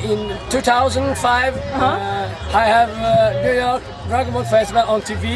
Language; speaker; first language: English; non-native, learner; Italian